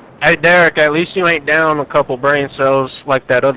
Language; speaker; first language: English; native; English